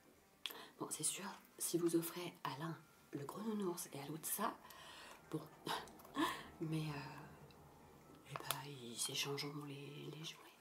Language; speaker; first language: French; native; French